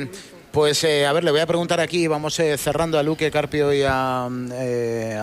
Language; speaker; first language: Spanish; native; Spanish